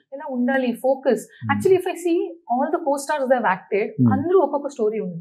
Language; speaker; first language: Telugu; non-native, learner; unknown